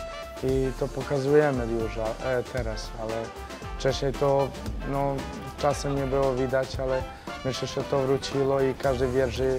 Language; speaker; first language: Polish; non-native, fluent; Serbian